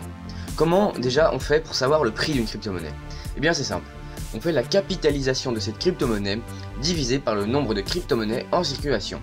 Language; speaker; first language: French; native; French